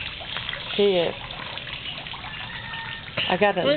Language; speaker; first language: Spanish; non-native, fluent; English